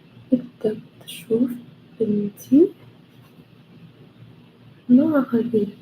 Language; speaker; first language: Arabic; non-native, learner; English